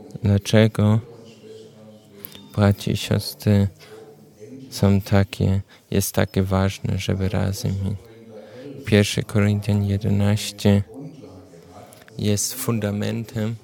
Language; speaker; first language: Polish; non-native, learner; German